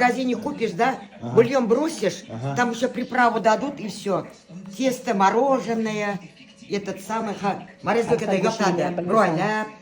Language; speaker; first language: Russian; non-native, local second language; Uzbek